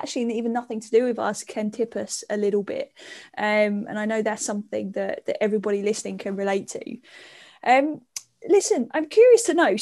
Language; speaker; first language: English; native; English